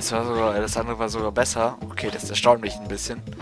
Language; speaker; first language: German; native; German